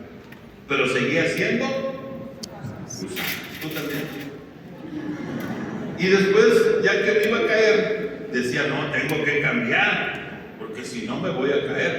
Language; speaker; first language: Spanish; native; Spanish